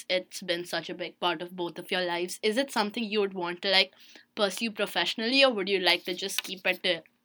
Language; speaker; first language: English; non-native, local second language; Hindi